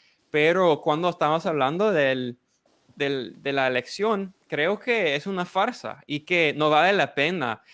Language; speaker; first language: Spanish; non-native, fluent; English